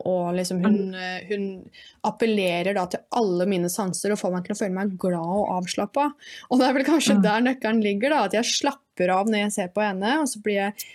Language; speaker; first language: Norwegian; native; Norwegian